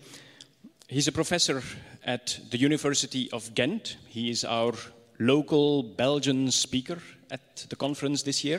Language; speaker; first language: English; non-native, fluent; Dutch